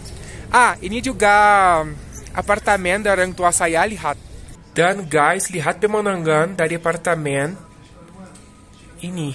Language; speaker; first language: Indonesian; non-native, fluent; Portuguese